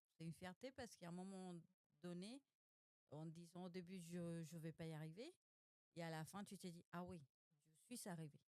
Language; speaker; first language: French; non-native, fluent; Spanish